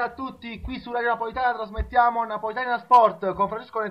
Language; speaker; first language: Italian; native; Italian